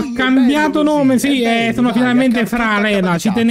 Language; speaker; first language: Italian; native; Italian